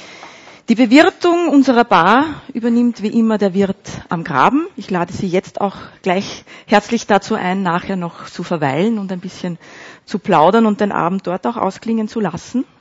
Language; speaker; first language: German; native; German